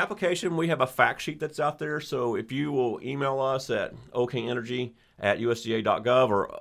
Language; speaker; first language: English; native; English